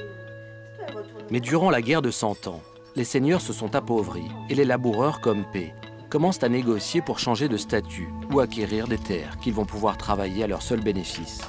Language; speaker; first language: French; native; French